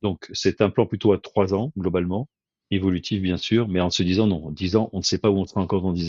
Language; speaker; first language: French; native; French